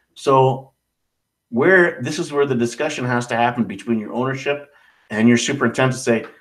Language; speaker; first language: English; native; English